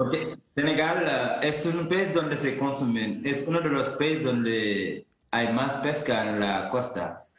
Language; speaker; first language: Spanish; non-native, fluent; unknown